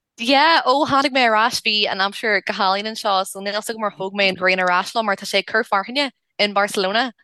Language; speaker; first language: Irish; non-native, local second language; English